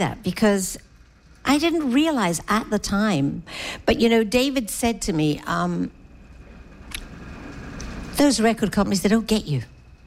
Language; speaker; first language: English; native; English